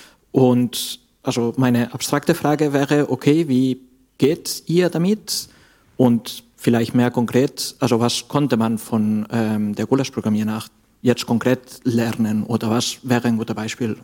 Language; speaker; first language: German; non-native, fluent; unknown